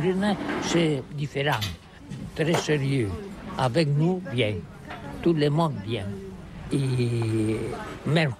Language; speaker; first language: French; non-native, learner; Catalan